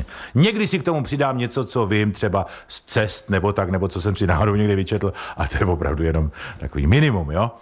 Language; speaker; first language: Czech; native; Czech